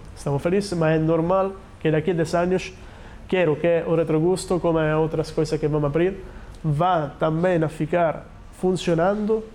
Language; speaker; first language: Portuguese; non-native, learner; Italian